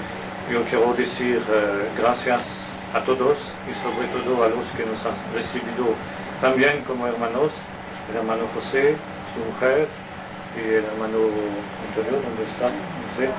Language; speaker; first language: Spanish; non-native, learner; French